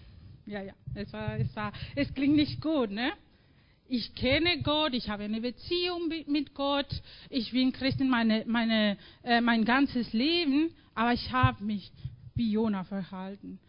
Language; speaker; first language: German; non-native, fluent; Spanish